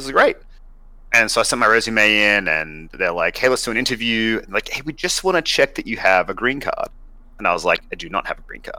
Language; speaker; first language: English; native; English